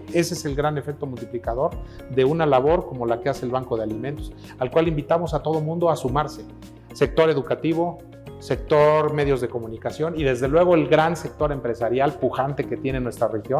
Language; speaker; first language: Spanish; native; Spanish